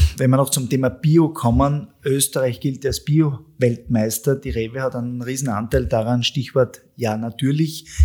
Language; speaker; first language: German; native; German